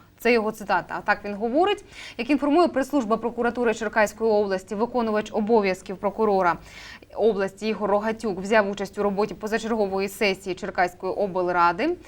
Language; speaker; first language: Ukrainian; native; Ukrainian